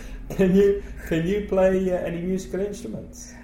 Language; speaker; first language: English; native; English